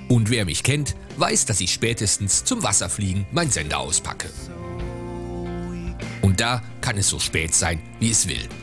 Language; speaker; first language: German; native; German